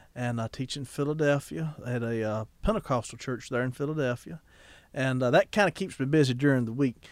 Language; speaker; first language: English; native; English